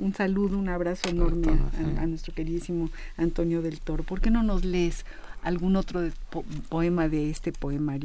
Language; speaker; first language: Spanish; native; Spanish